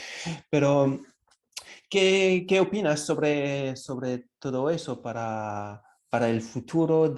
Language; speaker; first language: Spanish; non-native, fluent; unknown